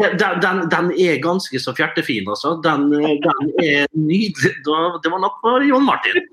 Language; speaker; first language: Norwegian; native; Norwegian